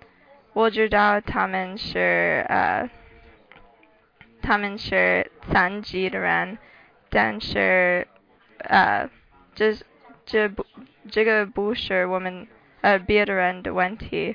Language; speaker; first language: Chinese; non-native, learner; English